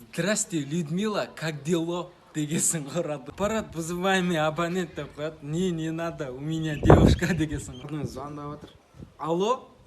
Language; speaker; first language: Russian; non-native, local second language; Kazakh